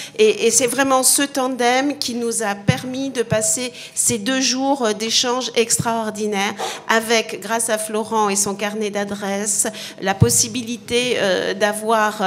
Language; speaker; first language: French; native; French